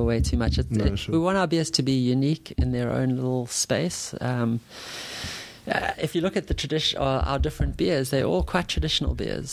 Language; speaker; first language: English; native; English